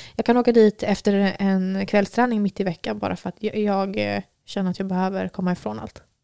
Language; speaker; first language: Swedish; native; Swedish